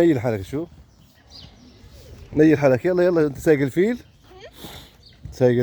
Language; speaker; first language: Arabic; native; Arabic